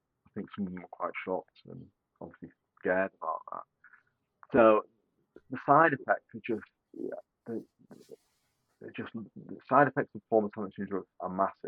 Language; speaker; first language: English; native; English